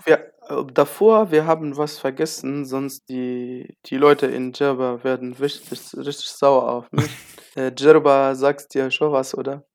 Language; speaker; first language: German; non-native, learner; Arabic